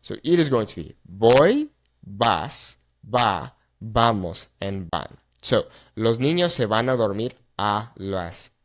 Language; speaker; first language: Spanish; non-native, fluent; English